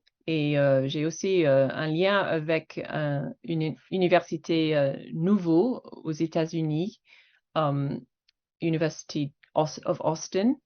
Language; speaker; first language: French; non-native, fluent; English